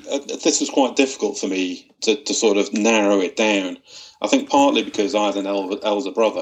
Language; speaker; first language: English; native; English